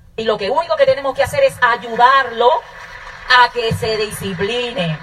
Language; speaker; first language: Spanish; native; Spanish